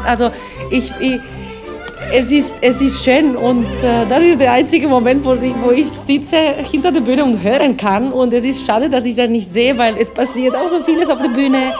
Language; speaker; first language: German; non-native, fluent; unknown